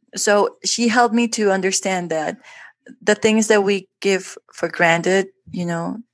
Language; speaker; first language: English; non-native, fluent; Spanish